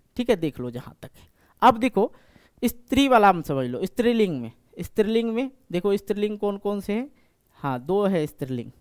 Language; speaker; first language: Hindi; native; Hindi